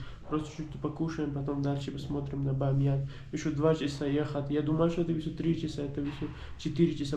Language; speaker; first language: Russian; non-native, learner; Kyrgyz